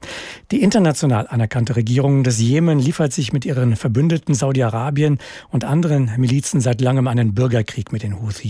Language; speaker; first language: German; native; German